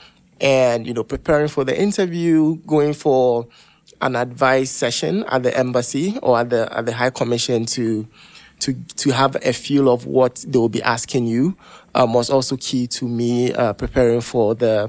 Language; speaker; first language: English; non-native, local second language; Akan